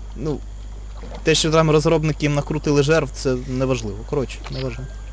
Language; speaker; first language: Ukrainian; non-native, local second language; Russian